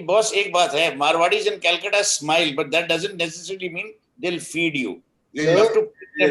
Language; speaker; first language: English; non-native, local second language; Hindi